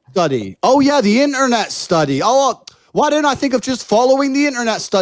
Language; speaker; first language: English; native; English